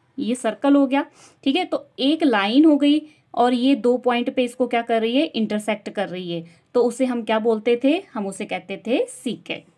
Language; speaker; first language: Hindi; native; Hindi